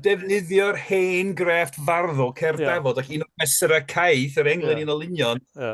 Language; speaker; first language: Welsh; native; Welsh